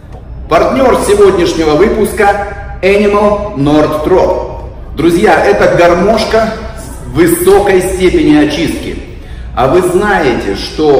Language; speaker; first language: Russian; native; Russian